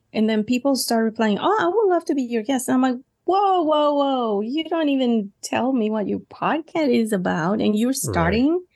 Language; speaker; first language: English; non-native, fluent; Spanish